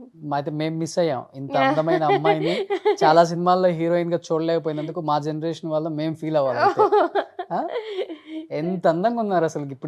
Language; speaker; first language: Telugu; native; Telugu